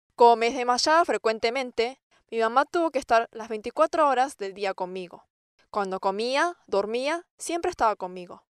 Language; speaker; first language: Spanish; non-native, fluent; English